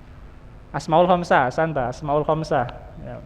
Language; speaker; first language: Arabic; non-native, fluent; Indonesian